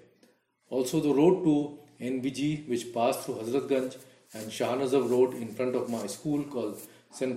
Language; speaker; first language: English; non-native, local second language; Hindi